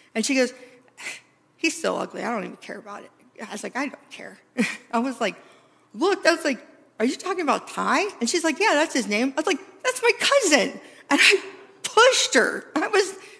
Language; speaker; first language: English; native; English